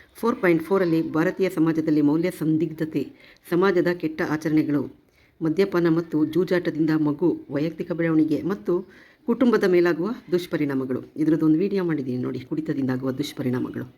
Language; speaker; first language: Kannada; native; Kannada